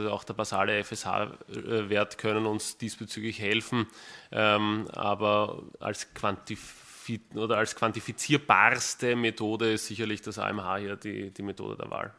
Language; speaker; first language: German; native; German